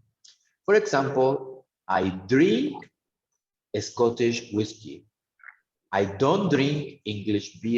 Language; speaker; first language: English; non-native, fluent; Spanish